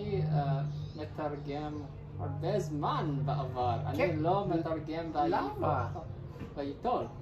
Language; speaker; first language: Hebrew; non-native, learner; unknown